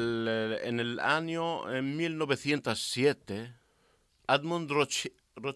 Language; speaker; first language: Spanish; non-native, learner; Arabic